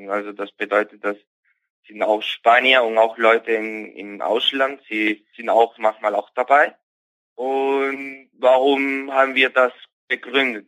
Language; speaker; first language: German; non-native, fluent; Spanish